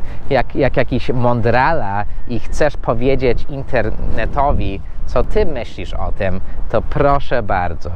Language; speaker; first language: Polish; non-native, fluent; English